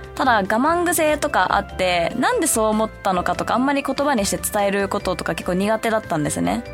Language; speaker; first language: Japanese; early bilingual, heritage; Japanese